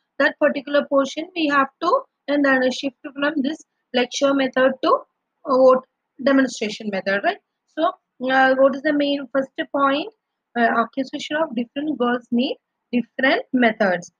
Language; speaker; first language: English; non-native, local second language; Malayalam